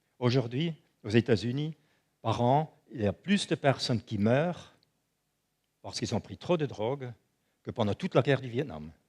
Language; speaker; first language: French; non-native, local second language; German